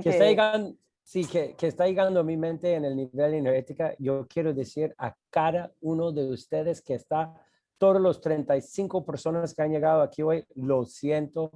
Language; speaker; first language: Spanish; non-native, fluent; English